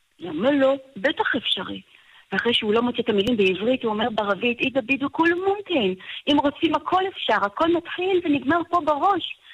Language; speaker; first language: Hebrew; native; Hebrew